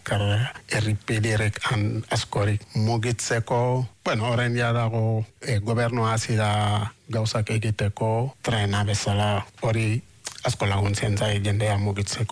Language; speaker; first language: Basque; non-native, fluent; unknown